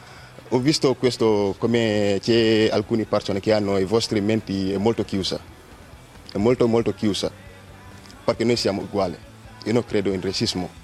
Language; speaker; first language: Italian; non-native, learner; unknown